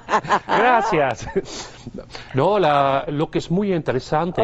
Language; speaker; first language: Spanish; non-native, fluent; Dutch